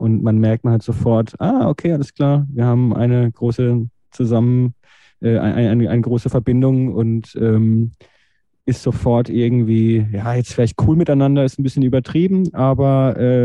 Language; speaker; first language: German; native; German